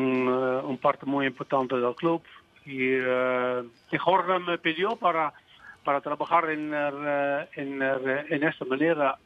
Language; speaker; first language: Spanish; non-native, fluent; Dutch